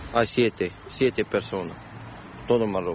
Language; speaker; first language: Spanish; non-native, learner; Arabic